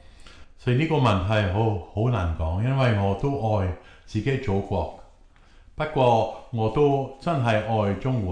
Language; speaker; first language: Chinese; non-native, fluent; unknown